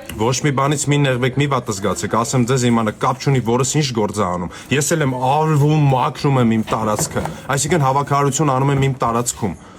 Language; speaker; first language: Armenian; native; Armenian